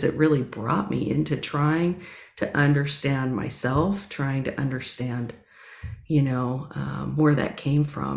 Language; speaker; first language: English; native; English